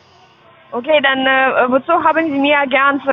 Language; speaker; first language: German; non-native, learner; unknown